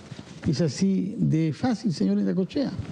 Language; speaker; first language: Spanish; native; Spanish